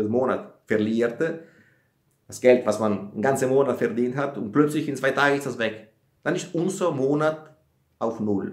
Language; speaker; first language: German; non-native, fluent; Italian